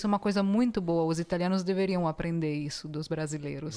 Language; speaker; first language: Portuguese; non-native, fluent; Italian